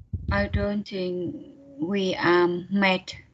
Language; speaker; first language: English; non-native, learner; Vietnamese